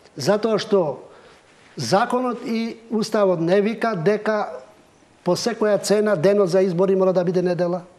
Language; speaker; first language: Macedonian; non-native, local second language; Albanian